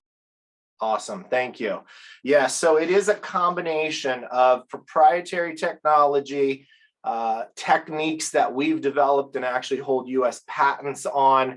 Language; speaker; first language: English; native; English